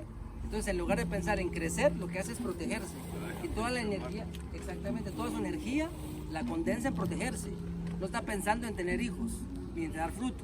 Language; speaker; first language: Spanish; native; Spanish